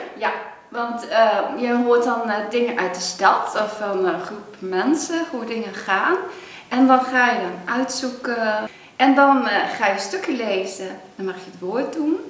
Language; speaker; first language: Dutch; early bilingual, other home language; Cantonese